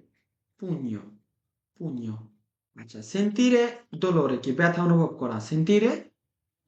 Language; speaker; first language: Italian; non-native, fluent; Bangla